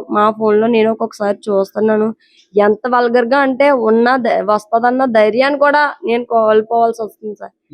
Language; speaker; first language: Telugu; native; Telugu